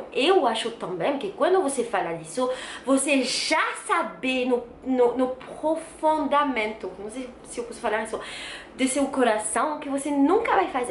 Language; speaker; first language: Portuguese; non-native, learner; French